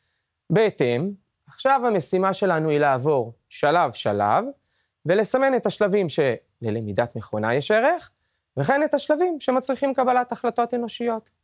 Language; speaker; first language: Hebrew; native; Hebrew